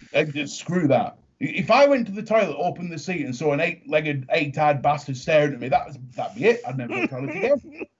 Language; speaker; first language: English; native; English